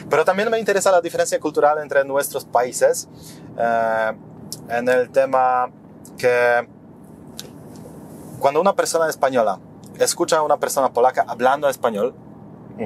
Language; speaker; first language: Spanish; non-native, fluent; Polish